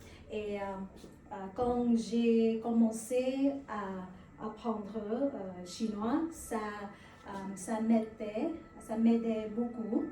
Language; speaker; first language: French; non-native, learner; Vietnamese